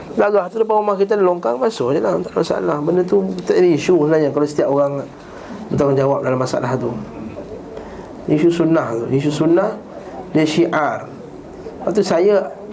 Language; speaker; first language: Malay; native; Malay